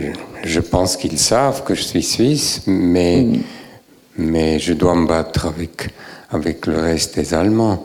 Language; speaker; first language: French; native; French